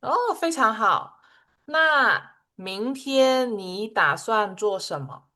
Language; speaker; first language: Chinese; non-native, fluent; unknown